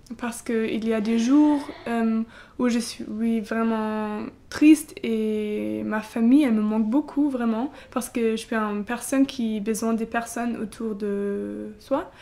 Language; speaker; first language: French; non-native, learner; German